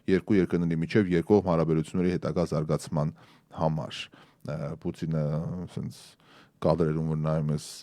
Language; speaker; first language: Armenian; native; Armenian